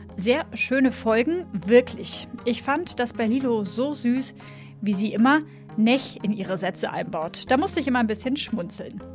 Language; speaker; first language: German; native; German